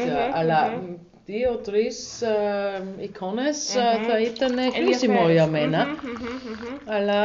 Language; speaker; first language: Greek; non-native, learner; German